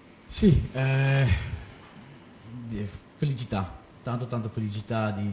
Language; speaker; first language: Italian; non-native, fluent; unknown